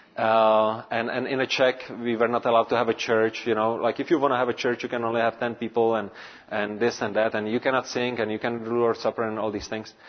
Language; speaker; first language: English; non-native, fluent; Czech